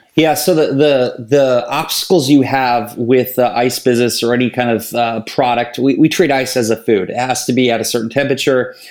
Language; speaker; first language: English; native; English